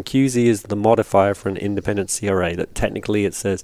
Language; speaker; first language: English; native; English